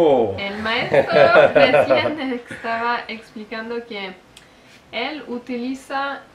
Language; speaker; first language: Spanish; non-native, fluent; French